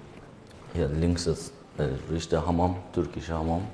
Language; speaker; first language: German; non-native, learner; Turkish